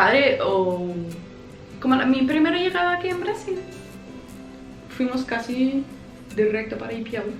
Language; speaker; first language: Spanish; non-native, fluent; English